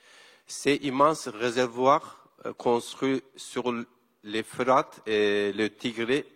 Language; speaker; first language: French; non-native, learner; Kurdish